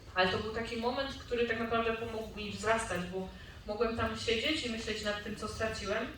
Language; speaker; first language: Polish; native; Polish